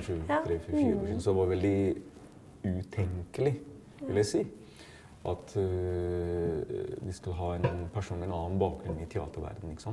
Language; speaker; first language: Norwegian; non-native, fluent; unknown